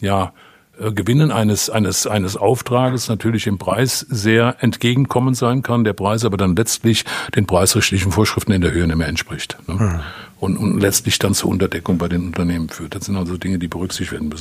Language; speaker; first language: German; native; German